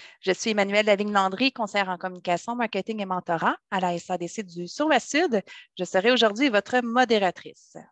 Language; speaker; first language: French; native; French